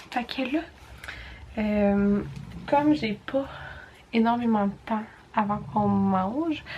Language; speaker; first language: French; native; French